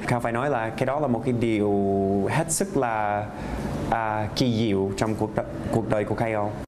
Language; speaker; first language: Vietnamese; non-native, fluent; English